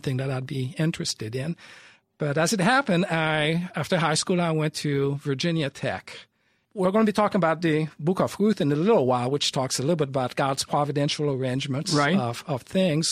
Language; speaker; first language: English; early bilingual, other home language; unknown